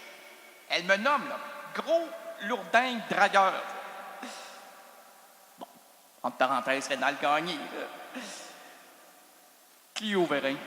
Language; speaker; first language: French; native; French